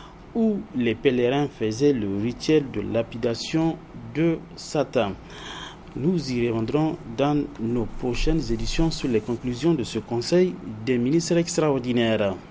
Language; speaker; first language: French; native; French